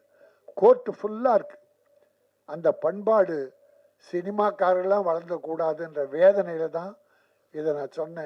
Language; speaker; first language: Tamil; native; Tamil